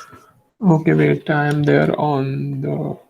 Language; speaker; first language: English; non-native, local second language; Hindi